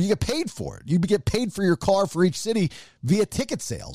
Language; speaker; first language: English; native; English